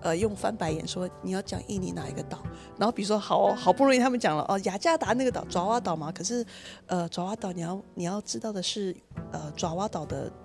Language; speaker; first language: Chinese; native; Chinese